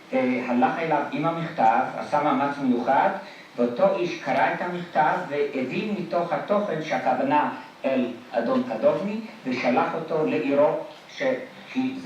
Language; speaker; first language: Hebrew; non-native, fluent; Polish